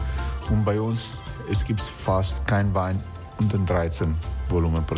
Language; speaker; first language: German; non-native, fluent; Croatian